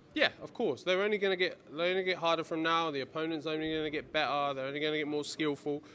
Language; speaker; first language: English; native; English